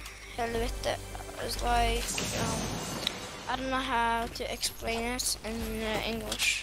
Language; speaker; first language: English; non-native, learner; Swedish